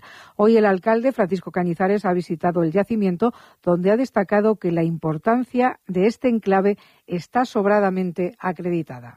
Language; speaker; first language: Spanish; native; Spanish